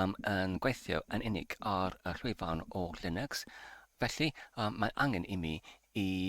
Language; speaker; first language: Welsh; non-native, learner; English